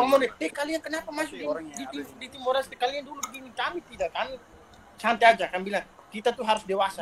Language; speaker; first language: Indonesian; non-native, local second language; Tetum